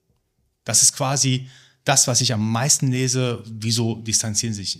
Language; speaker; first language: German; early bilingual, other home language; Persian